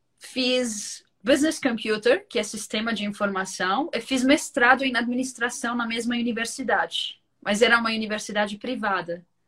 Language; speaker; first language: Portuguese; non-native, fluent; Arabic